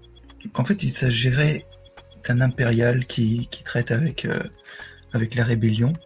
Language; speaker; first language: French; native; French